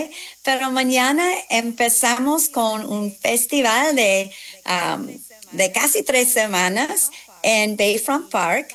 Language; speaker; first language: Spanish; non-native, fluent; English